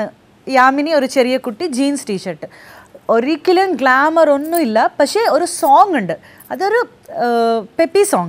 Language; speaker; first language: Malayalam; non-native, fluent; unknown